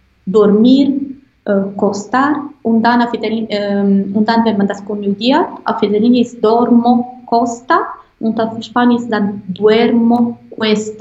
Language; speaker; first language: German; non-native, fluent; Italian